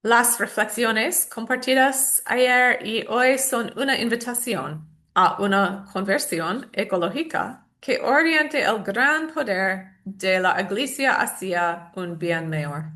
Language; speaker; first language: Spanish; non-native, learner; English